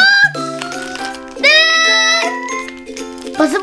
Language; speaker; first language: Japanese; native; Japanese